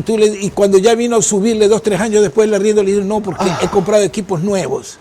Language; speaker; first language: Spanish; native; Spanish